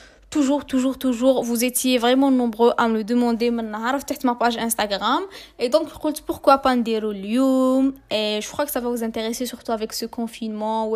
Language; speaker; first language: French; non-native, local second language; Arabic